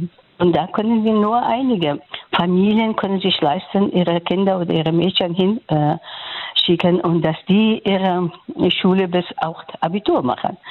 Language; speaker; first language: German; non-native, learner; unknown